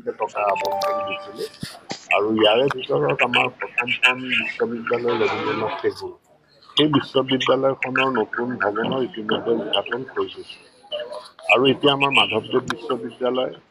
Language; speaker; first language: Assamese; non-native, local second language; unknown